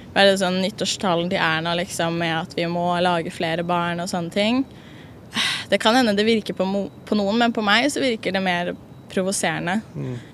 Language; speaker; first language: Norwegian; native; Norwegian